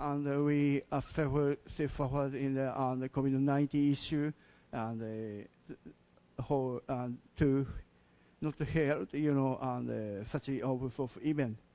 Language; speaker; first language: English; non-native, learner; Japanese